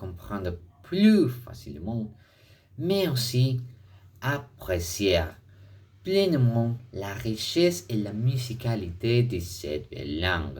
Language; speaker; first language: French; non-native, fluent; Spanish